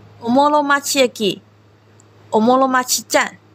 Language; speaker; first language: Japanese; non-native, fluent; Chinese